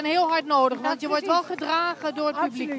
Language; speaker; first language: Dutch; native; Dutch